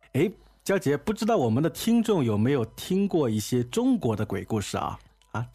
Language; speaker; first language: Chinese; native; Chinese